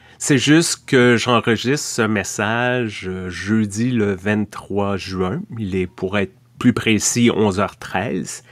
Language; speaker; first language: French; native; French